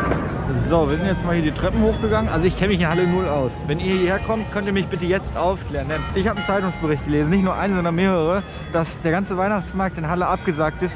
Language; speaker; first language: German; native; German